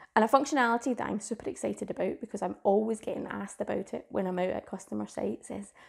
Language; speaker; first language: English; native; English